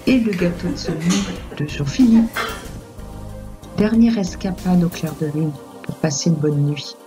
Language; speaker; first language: French; native; French